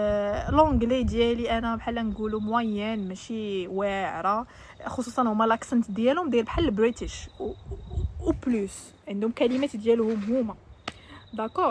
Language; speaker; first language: Arabic; native; Arabic